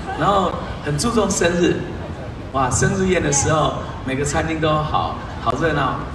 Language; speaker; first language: Chinese; native; Chinese